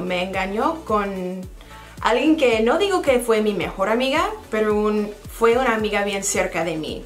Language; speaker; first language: Spanish; non-native, fluent; English